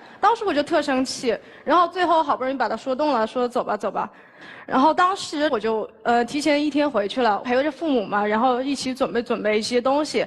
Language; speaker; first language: Chinese; native; Chinese